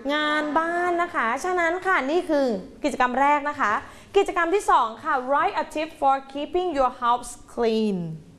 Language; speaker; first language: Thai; native; Thai